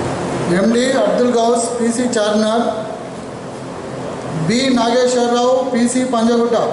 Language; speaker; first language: Telugu; native; Telugu